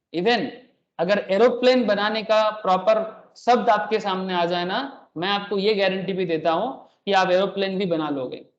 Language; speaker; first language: Hindi; non-native, local second language; Bangla